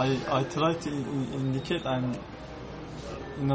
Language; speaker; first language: English; non-native, learner; Turkish